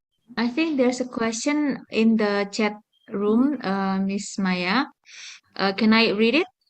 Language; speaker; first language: English; non-native, fluent; Indonesian